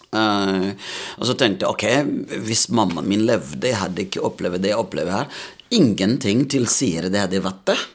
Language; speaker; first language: Norwegian; non-native, fluent; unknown